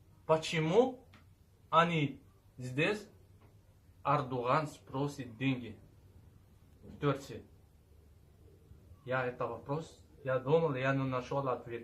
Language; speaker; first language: Russian; non-native, learner; Arabic